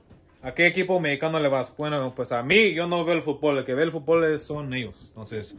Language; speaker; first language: Spanish; early bilingual, heritage; Spanish